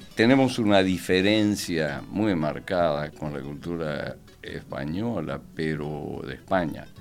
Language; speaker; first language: Spanish; native; Spanish